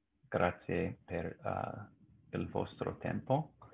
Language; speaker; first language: Italian; non-native, learner; English